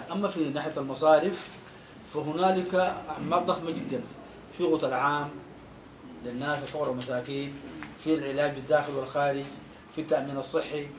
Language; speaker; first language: Arabic; native; Arabic